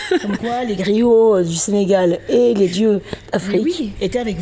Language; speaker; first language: French; native; French